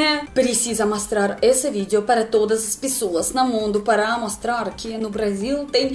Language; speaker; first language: Portuguese; non-native, learner; Russian